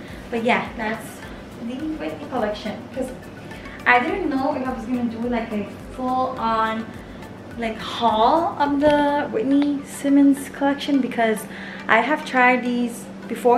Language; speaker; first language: English; early bilingual, other home language; Spanish